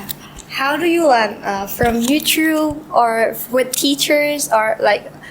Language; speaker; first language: English; non-native, learner; Burmese